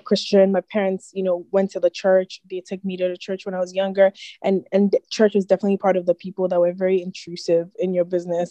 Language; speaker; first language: English; non-native, local second language; Akan